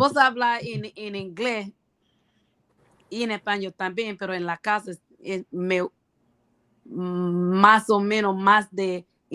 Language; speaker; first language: Spanish; non-native, learner; English